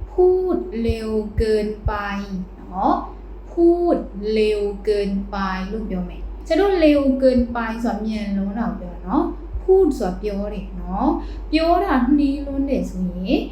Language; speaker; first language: Thai; non-native, fluent; Burmese